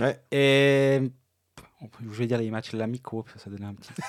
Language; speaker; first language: French; native; French